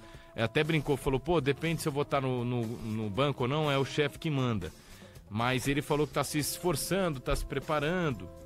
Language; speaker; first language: Portuguese; native; Portuguese